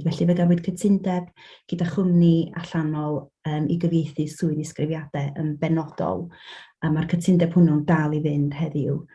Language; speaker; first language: Welsh; native; Welsh